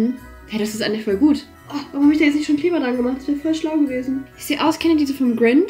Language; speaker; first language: German; native; German